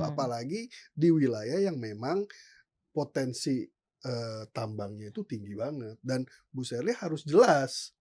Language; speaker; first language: Indonesian; native; Indonesian